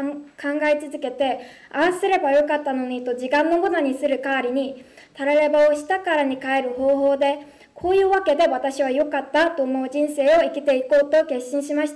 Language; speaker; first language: Japanese; non-native, fluent; Korean